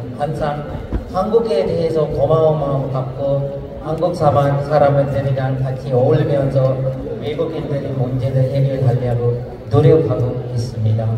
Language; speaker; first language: Korean; non-native, fluent; Sinhala